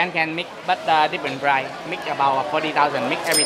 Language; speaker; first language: English; non-native, learner; Vietnamese